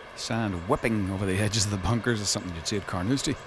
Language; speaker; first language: English; native; English